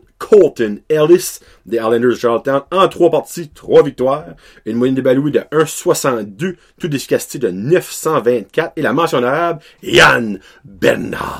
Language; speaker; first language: French; native; French